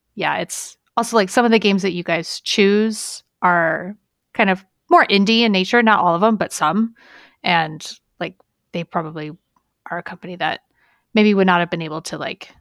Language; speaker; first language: English; native; English